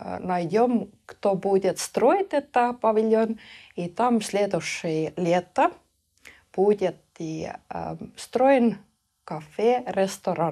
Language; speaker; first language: Russian; non-native, local second language; Estonian